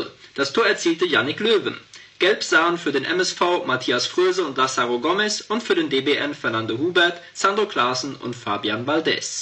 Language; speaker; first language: German; native; German